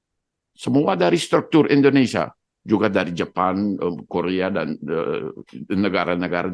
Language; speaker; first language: Indonesian; non-native, fluent; Dutch